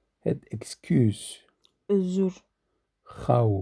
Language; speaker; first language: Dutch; non-native, learner; Turkish